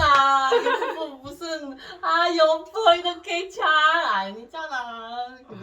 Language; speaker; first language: Korean; non-native, fluent; Chinese